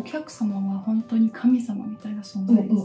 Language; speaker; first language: Japanese; non-native, fluent; Chinese